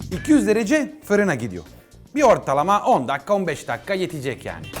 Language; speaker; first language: Turkish; non-native, fluent; Italian